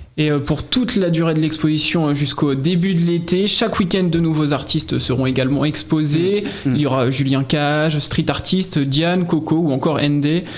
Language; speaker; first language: French; native; French